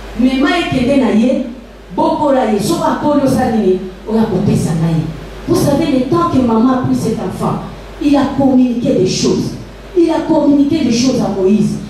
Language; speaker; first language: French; non-native, local second language; Lingala